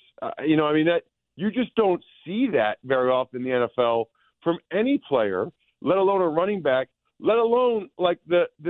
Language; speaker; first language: English; native; English